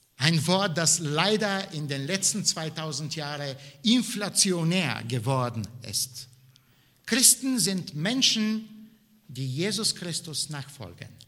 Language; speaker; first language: German; non-native, fluent; Bulgarian